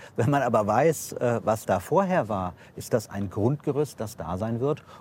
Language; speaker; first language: German; native; German